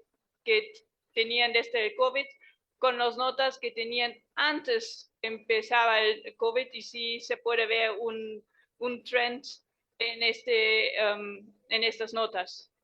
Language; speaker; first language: Spanish; non-native, fluent; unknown